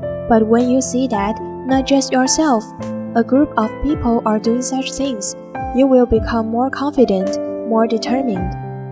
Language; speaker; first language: English; non-native, learner; Chinese